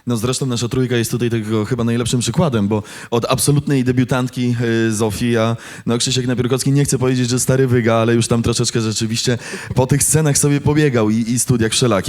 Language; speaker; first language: Polish; native; Polish